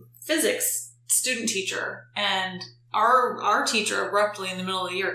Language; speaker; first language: English; native; English